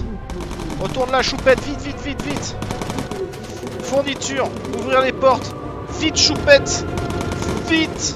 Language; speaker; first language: French; native; French